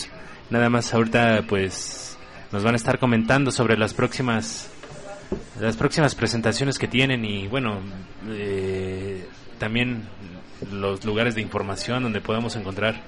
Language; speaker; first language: Spanish; native; Spanish